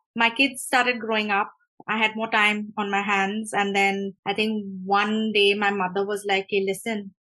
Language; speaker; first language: English; non-native, local second language; Hindi